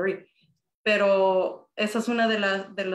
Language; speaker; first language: Spanish; early bilingual, heritage; Spanish